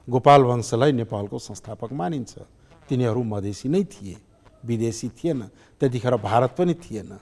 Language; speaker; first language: Nepali; non-native, local second language; Maithili